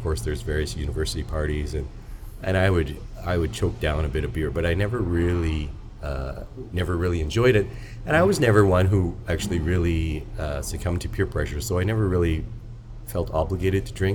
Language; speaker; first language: English; native; English